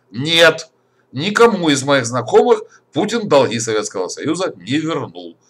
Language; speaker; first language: Russian; native; Russian